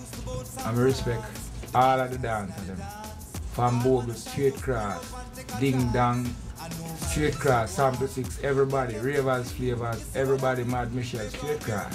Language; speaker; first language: English; non-native, local second language; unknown